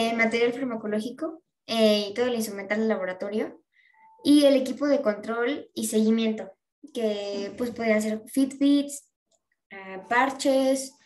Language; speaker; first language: Spanish; native; Spanish